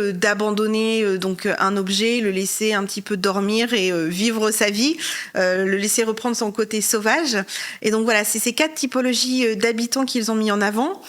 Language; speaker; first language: French; native; French